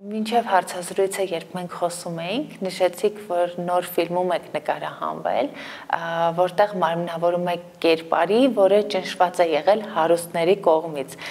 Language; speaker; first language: Armenian; native; Armenian